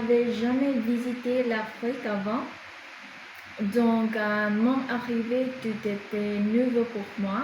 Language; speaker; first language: French; non-native, fluent; Korean